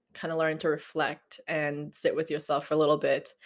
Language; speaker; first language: English; non-native, local second language; Filipino